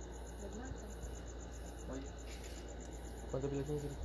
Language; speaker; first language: Spanish; native; Spanish